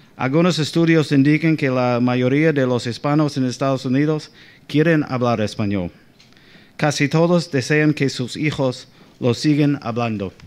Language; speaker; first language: Spanish; non-native, fluent; English